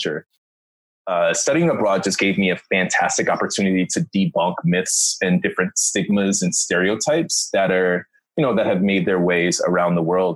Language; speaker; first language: English; native; English